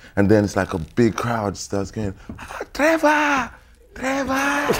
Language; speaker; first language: English; non-native, local second language; Yoruba